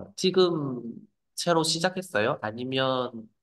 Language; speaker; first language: Korean; non-native, fluent; Vietnamese